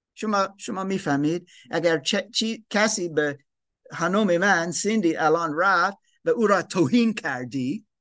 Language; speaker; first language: Persian; non-native, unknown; German